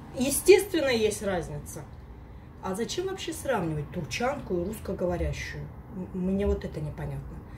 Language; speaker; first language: Russian; native; Russian